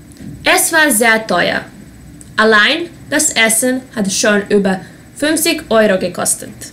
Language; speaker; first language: German; non-native, fluent; Serbian